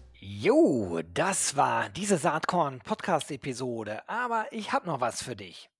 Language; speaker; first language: German; native; German